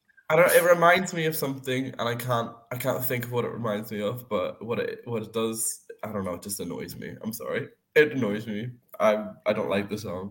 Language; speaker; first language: English; native; English